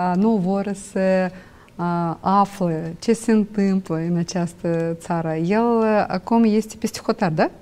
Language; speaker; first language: Romanian; non-native, local second language; Russian